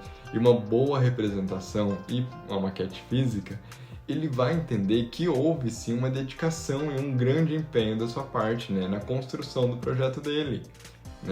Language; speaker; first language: Portuguese; native; Portuguese